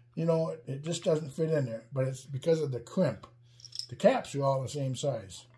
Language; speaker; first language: English; native; English